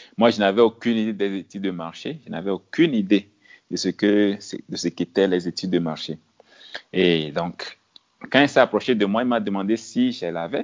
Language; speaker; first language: French; non-native, local second language; Ewe